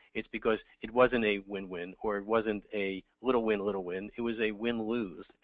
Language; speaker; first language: English; native; English